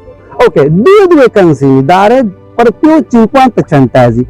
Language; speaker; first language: Italian; non-native, learner; Urdu